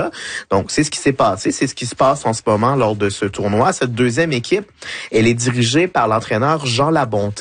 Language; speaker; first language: French; native; French